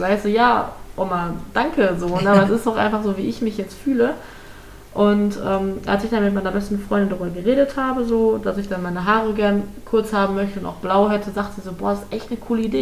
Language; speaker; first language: German; native; German